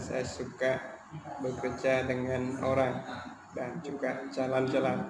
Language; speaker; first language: Indonesian; non-native, fluent; Khmer